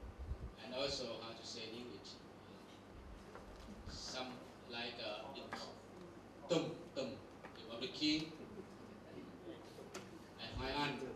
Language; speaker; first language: English; non-native, learner; Thai